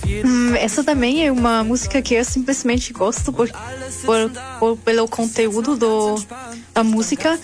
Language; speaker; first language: Portuguese; non-native, learner; German